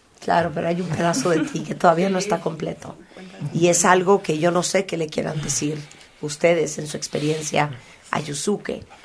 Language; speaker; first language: Spanish; native; Spanish